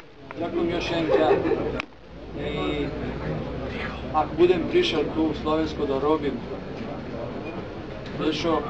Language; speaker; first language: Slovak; non-native, learner; Serbian